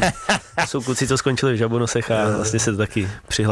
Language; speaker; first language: Czech; native; Czech